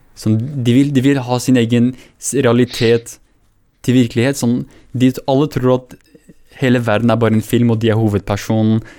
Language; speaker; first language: Norwegian; early bilingual, other home language; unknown